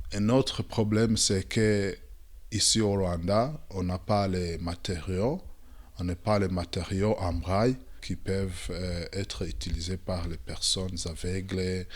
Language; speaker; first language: French; non-native, local second language; Kinyarwanda